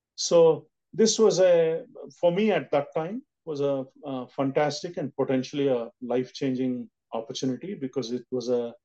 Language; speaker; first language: English; non-native, local second language; Telugu